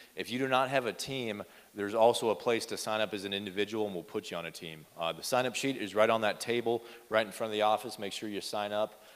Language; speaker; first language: English; native; English